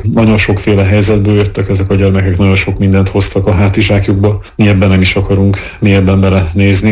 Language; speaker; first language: Hungarian; native; Hungarian